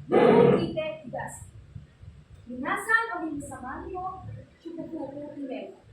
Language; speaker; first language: Japanese; non-native, learner; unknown